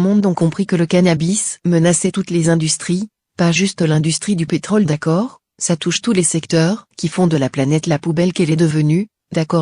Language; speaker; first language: French; native; French